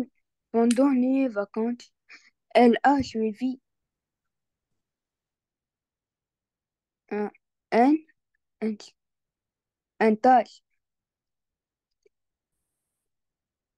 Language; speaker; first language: French; non-native, learner; Arabic